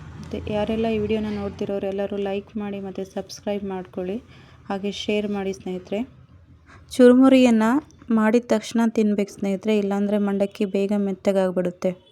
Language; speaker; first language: Kannada; non-native, local second language; Lambadi